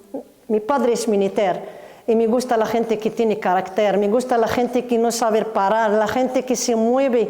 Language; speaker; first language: Spanish; non-native, learner; Arabic